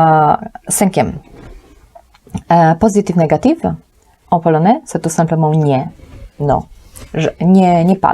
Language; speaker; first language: French; non-native, fluent; Polish